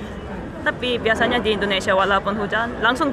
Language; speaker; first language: Indonesian; non-native, fluent; Korean